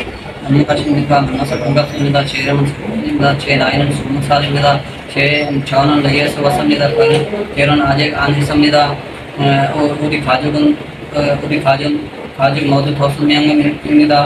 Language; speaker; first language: Korean; non-native, learner; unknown